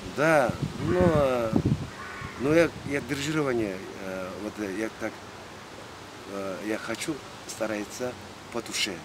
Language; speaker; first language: Russian; non-native, learner; Mongolian